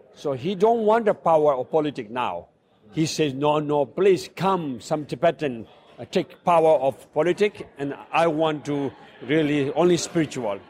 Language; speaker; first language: English; non-native, fluent; Chinese